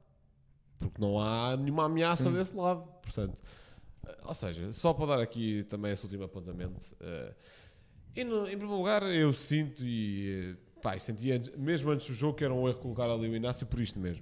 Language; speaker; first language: Portuguese; native; Portuguese